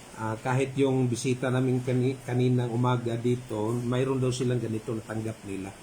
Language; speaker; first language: Filipino; non-native, local second language; Cebuano